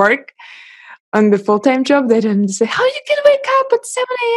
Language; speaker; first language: English; non-native, fluent; Russian